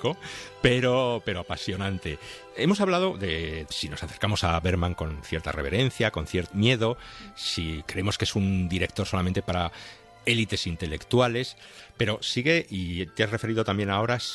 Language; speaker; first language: Spanish; native; Spanish